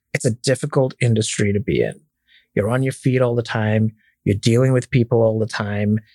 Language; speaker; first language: English; non-native, fluent; Arabic